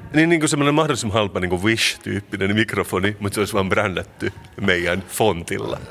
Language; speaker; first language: Finnish; non-native, local second language; Swedish